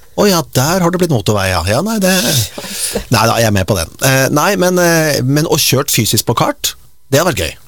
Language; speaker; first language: Norwegian; native; Norwegian